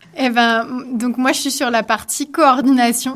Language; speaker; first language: French; native; French